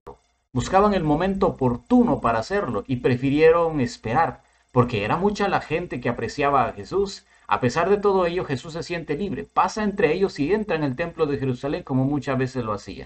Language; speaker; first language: Spanish; native; Spanish